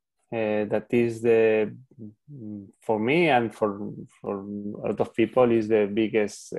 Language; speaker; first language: English; non-native, learner; Spanish